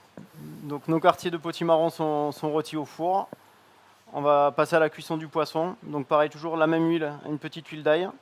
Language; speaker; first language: French; native; French